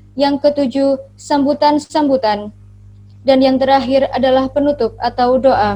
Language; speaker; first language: Malay; native; Malay